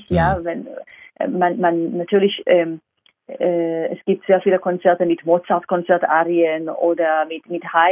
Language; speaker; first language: German; non-native, fluent; Hebrew